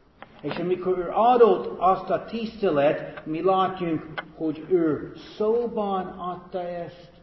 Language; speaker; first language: Hungarian; non-native, fluent; English